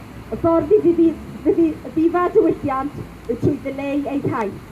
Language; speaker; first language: Welsh; native; Welsh